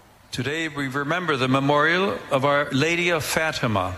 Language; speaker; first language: English; native; English